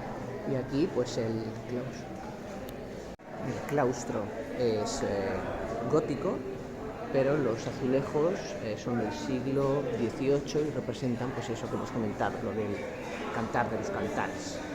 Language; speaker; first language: Spanish; native; Spanish